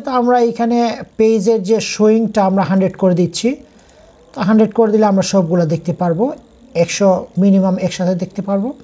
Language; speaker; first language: Bangla; native; Bangla